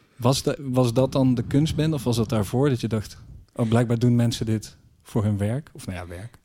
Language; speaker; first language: Dutch; native; Dutch